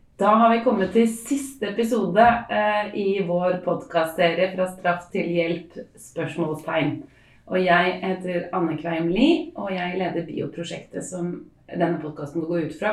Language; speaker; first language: Norwegian; native; Norwegian